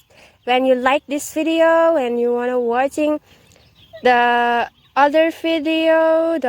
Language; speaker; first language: English; non-native, learner; Indonesian